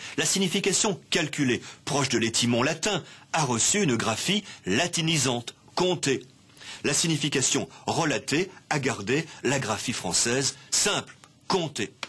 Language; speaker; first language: French; native; French